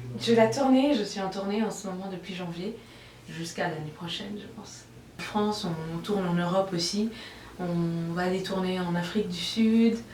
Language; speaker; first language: French; non-native, local second language; Bambara